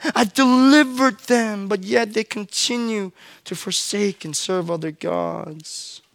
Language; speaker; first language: English; early bilingual, other home language; Korean